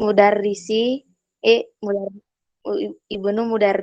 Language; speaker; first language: Arabic; non-native, learner; Indonesian